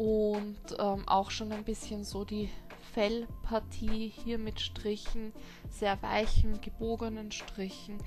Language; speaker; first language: German; native; German